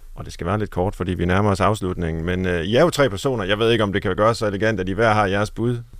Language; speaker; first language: Danish; native; Danish